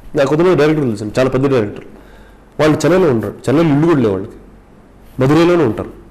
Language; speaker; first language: Telugu; native; Telugu